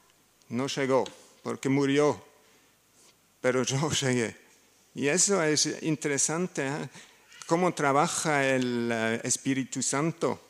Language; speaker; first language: Spanish; non-native, learner; German